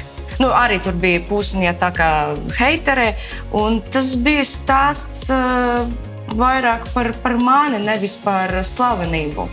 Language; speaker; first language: Latvian; non-native, local second language; Russian